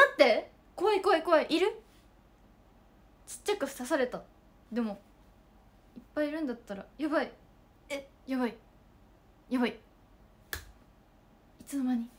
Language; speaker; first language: Japanese; native; Japanese